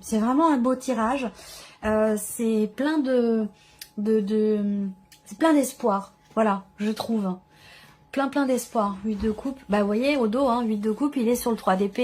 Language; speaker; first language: French; native; French